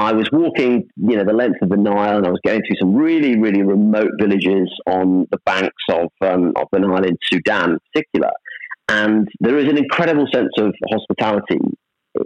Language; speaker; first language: English; native; English